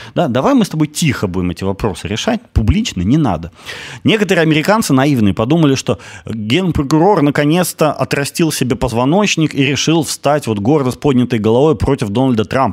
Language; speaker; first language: Russian; native; Russian